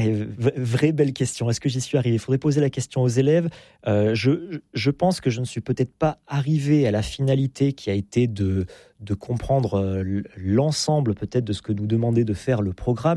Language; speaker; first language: French; native; French